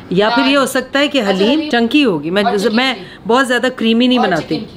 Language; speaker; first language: Urdu; non-native, local second language; Punjabi